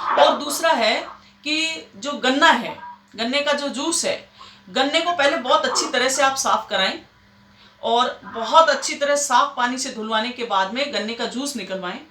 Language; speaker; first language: Hindi; native; Hindi